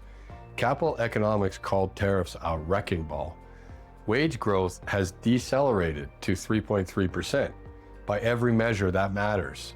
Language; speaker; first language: English; native; English